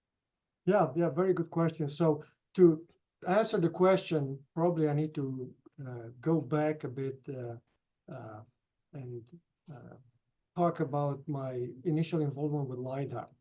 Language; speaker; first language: English; non-native, fluent; Romanian